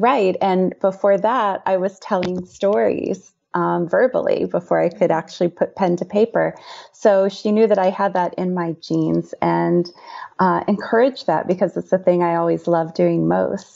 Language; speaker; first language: English; native; English